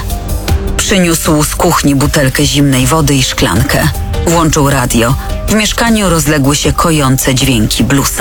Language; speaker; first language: Polish; native; Polish